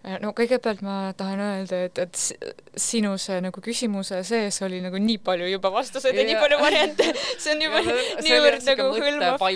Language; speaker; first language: Estonian; non-native, local second language; Russian